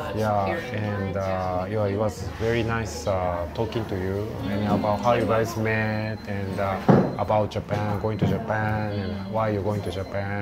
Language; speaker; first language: English; non-native, fluent; Japanese